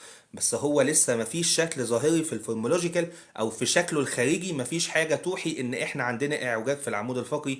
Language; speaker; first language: Arabic; native; Arabic